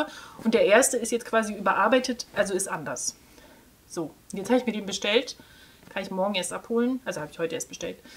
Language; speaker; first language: German; native; German